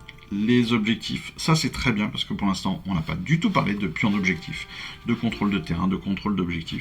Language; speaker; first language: French; native; French